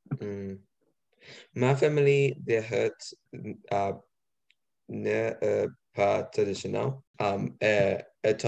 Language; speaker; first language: French; non-native, learner; English